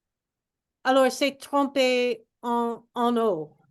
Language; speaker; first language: French; non-native, fluent; English